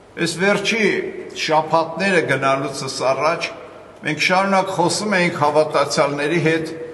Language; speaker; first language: Armenian; native; Armenian